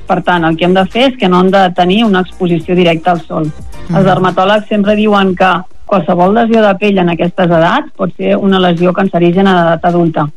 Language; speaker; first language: Catalan; native; Catalan